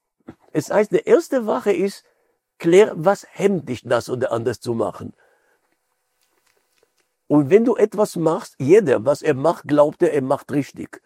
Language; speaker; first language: German; non-native, fluent; Hebrew